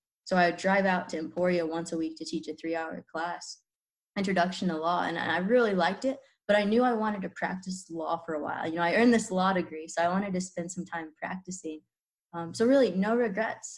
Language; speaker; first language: English; native; English